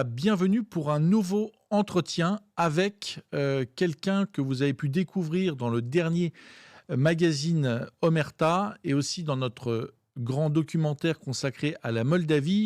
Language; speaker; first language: French; native; French